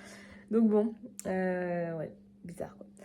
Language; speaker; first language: French; native; French